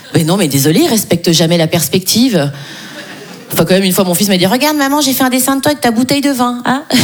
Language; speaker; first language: French; native; French